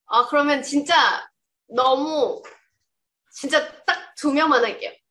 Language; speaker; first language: Korean; non-native, fluent; Thai